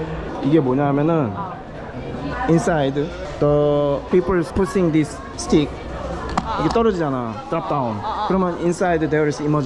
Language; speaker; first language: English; non-native, learner; Korean